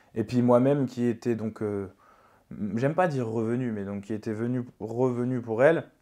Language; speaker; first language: French; native; French